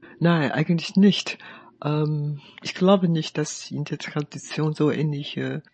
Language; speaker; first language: German; non-native, fluent; Chinese